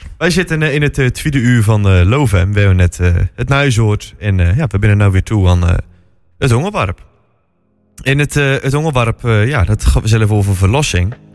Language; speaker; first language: Dutch; native; Dutch